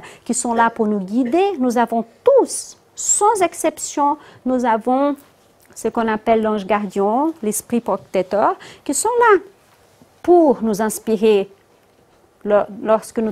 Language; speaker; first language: French; non-native, fluent; Portuguese